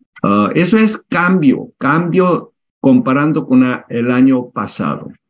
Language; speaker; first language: Spanish; non-native, fluent; Korean